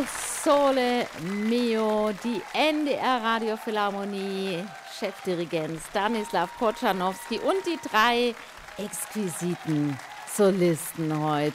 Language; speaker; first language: German; native; German